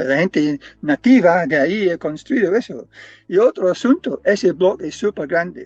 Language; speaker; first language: Spanish; non-native, fluent; English